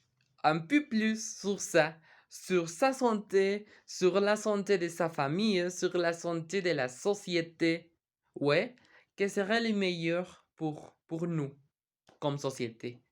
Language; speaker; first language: French; non-native, learner; Spanish